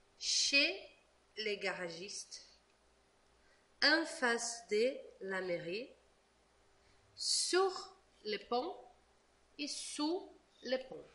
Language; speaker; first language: French; non-native, fluent; Portuguese